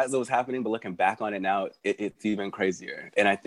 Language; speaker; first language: English; native; English